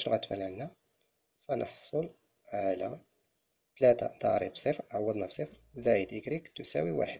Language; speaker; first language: Arabic; native; Arabic